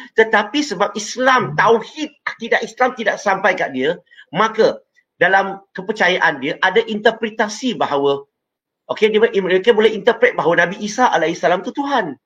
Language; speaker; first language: Malay; non-native, local second language; Chinese